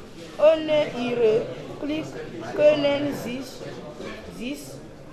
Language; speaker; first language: German; non-native, learner; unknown